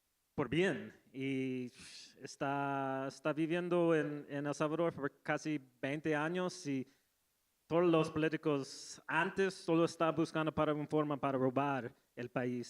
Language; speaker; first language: Spanish; non-native, learner; English